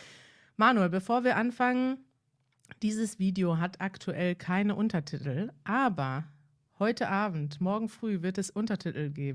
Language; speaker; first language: German; native; German